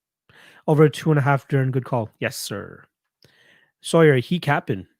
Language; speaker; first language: English; native; English